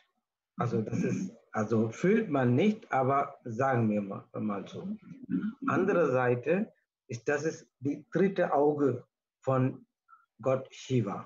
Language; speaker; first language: German; non-native, learner; Tamil